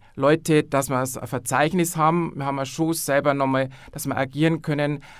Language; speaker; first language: German; native; German